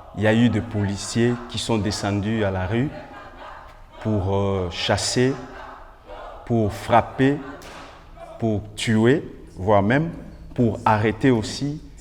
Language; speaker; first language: French; non-native, local second language; Lingala